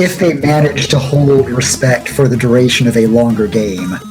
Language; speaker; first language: English; native; English